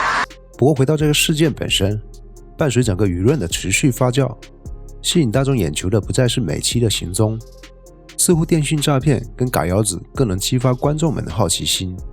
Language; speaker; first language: Chinese; native; Chinese